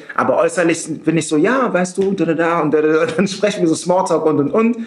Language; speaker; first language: German; native; German